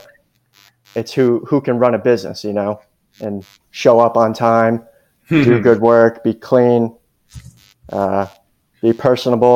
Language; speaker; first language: English; native; English